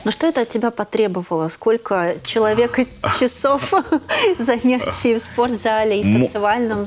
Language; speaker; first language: Russian; native; Russian